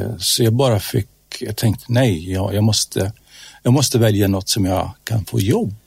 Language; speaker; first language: Swedish; non-native, fluent; Persian